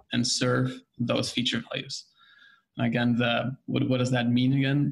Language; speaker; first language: English; non-native, fluent; German